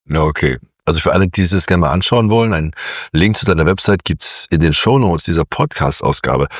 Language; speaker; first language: German; native; German